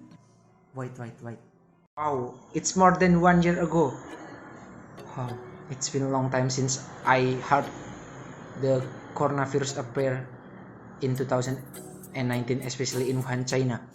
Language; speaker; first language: English; non-native, learner; Indonesian